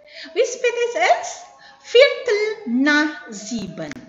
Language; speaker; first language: German; non-native, fluent; Indonesian